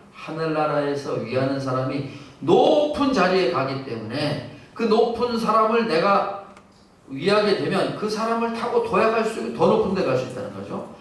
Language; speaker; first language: Korean; native; Korean